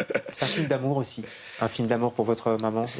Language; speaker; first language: French; native; French